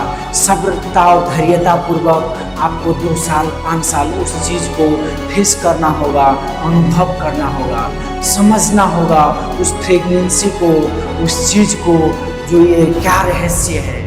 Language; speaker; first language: Hindi; non-native, local second language; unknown